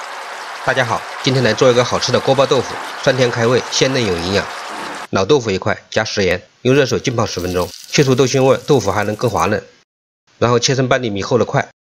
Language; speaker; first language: Chinese; native; Chinese